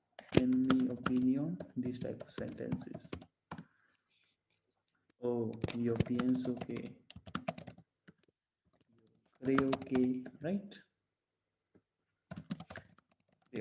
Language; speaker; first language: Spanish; non-native, fluent; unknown